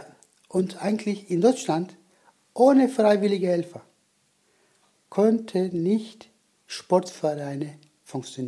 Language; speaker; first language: German; non-native, learner; Turkish